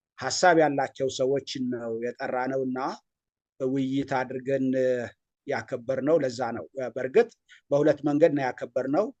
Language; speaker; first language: Amharic; non-native, local second language; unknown